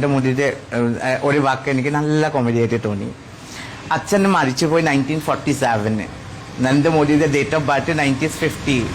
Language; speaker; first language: Malayalam; non-native, fluent; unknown